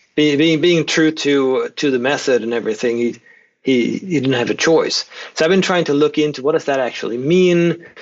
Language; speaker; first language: English; non-native, fluent; Swedish